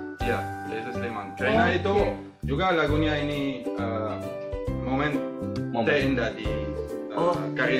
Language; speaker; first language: Indonesian; non-native, learner; Dutch